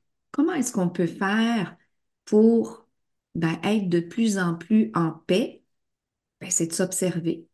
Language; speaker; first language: French; native; French